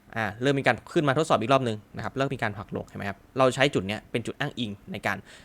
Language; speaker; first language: Thai; native; Thai